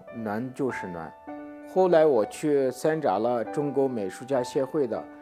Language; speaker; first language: Chinese; native; Chinese